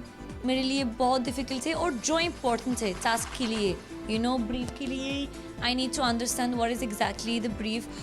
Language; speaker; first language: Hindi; non-native, learner; Arabic